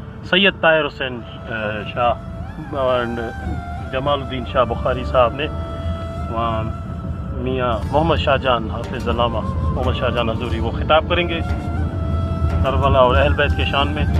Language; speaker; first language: Urdu; non-native, local second language; Sindhi